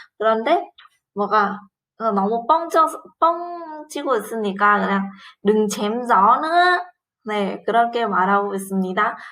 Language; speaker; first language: Korean; non-native, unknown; Vietnamese